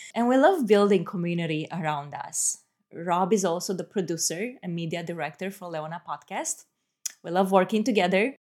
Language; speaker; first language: English; non-native, fluent; Romanian